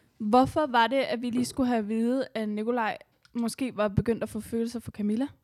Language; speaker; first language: Danish; native; Danish